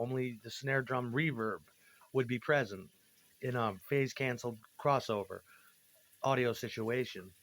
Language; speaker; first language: English; native; English